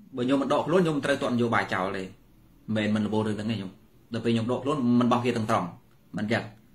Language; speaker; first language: Khmer; native; Khmer